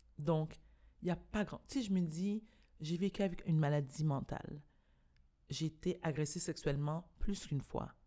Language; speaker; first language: French; native; French